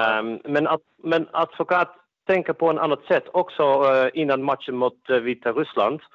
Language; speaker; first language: Swedish; non-native, fluent; Dutch